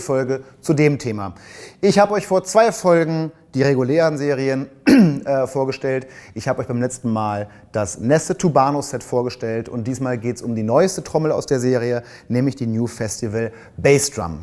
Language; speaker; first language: German; native; German